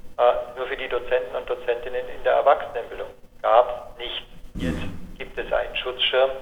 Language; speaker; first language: German; native; German